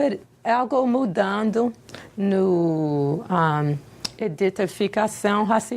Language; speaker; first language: Portuguese; non-native, fluent; English